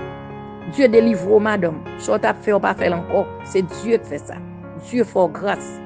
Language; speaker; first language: French; non-native, local second language; Haitian Creole